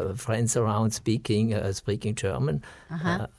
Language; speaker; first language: English; non-native, fluent; German